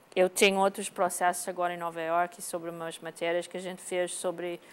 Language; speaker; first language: Portuguese; non-native, fluent; English